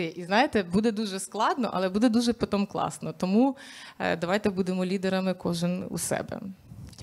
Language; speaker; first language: Ukrainian; native; Ukrainian